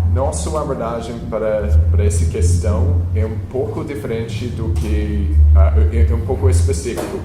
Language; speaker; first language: Portuguese; non-native, fluent; English